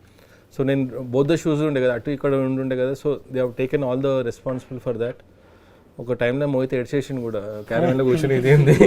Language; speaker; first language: Telugu; native; Telugu